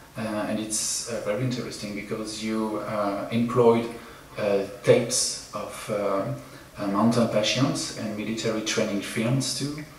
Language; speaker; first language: English; non-native, fluent; French